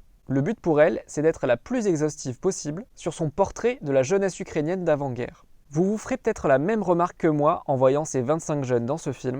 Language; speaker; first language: French; native; French